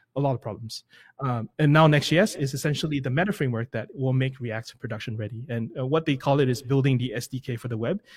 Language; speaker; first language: English; native; English